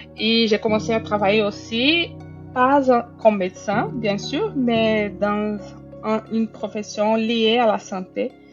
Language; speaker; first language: French; non-native, fluent; Portuguese